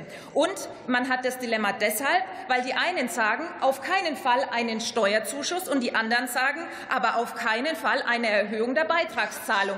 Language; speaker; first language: German; native; German